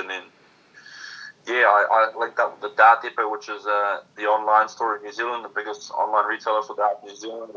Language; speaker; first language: English; native; English